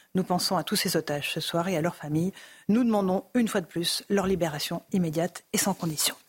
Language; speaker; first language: French; native; French